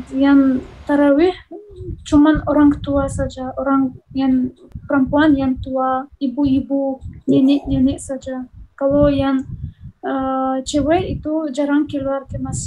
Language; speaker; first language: Indonesian; non-native, fluent; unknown